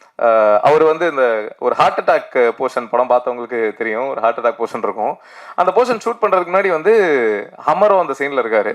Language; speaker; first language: Tamil; native; Tamil